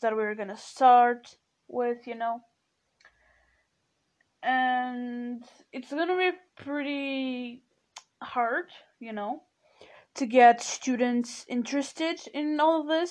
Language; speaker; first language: English; non-native, fluent; Portuguese